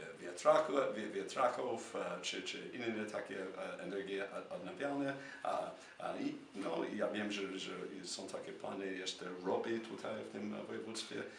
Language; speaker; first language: Polish; non-native, fluent; English